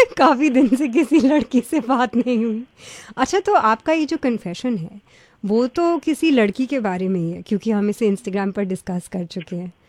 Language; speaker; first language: Hindi; early bilingual, heritage; Hindi